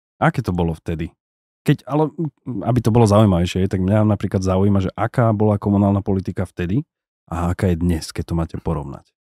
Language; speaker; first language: Slovak; native; Slovak